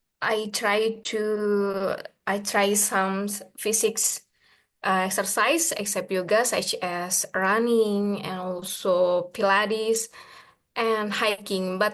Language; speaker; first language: English; non-native, learner; Indonesian